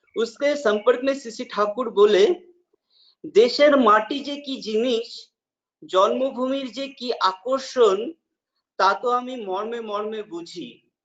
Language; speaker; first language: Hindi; non-native, local second language; Bangla